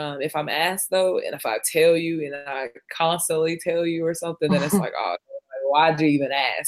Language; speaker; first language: English; non-native, local second language; Shona